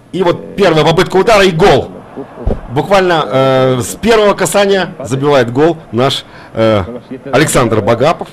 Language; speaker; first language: Russian; native; Russian